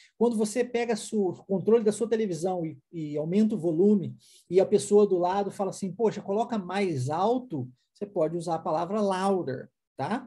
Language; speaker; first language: Portuguese; non-native, fluent; English